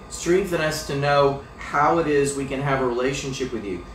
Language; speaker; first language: English; native; English